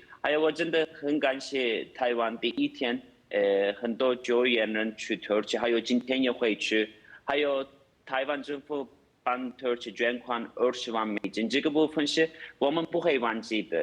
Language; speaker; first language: Chinese; non-native, fluent; Turkish